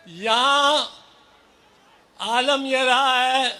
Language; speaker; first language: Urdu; non-native, local second language; Punjabi